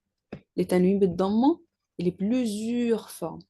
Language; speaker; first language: French; non-native, learner; Arabic